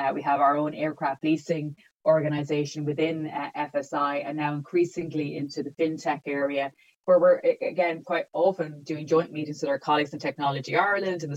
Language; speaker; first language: English; native; English